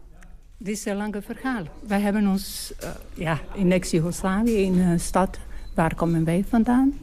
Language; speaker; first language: Dutch; non-native, learner; Bosnian